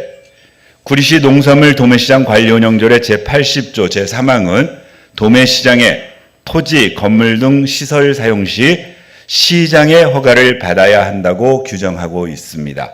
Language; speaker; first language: Korean; native; Korean